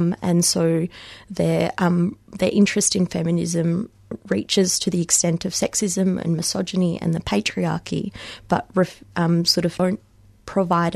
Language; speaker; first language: English; native; English